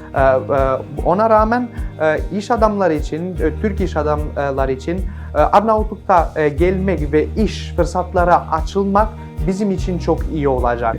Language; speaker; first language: Turkish; non-native, learner; Albanian